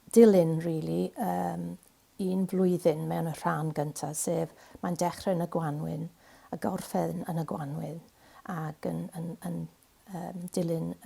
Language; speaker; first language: Welsh; non-native, fluent; English